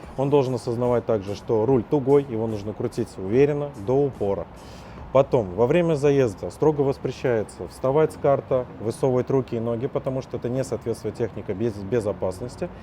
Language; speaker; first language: Russian; native; Russian